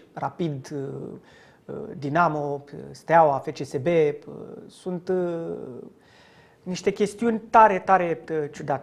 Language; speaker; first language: Romanian; native; Romanian